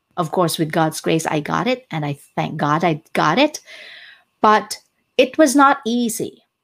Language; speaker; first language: English; non-native, local second language; Cebuano